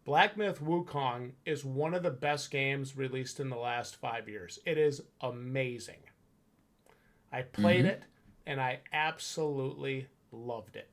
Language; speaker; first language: English; native; English